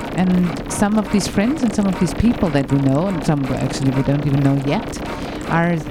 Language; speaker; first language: English; non-native, fluent; German